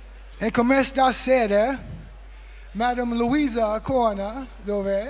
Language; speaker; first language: Italian; non-native, fluent; English